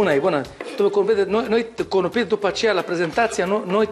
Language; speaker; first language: Romanian; non-native, learner; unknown